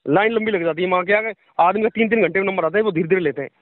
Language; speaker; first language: Hindi; native; Hindi